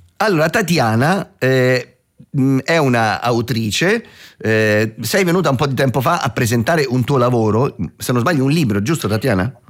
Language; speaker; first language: Italian; native; Italian